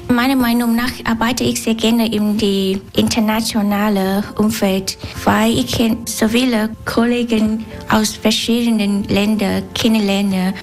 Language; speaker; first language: German; non-native, learner; Vietnamese